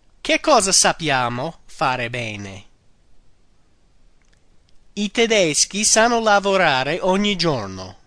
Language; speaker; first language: Italian; non-native, fluent; English